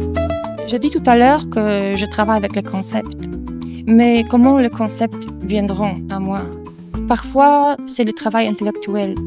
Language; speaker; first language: French; non-native, fluent; Polish